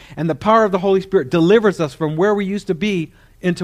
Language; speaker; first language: English; native; English